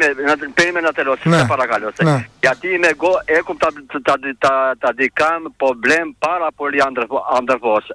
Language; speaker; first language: Greek; non-native, learner; Albanian